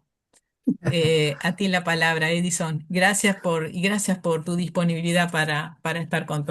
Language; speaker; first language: Spanish; native; Spanish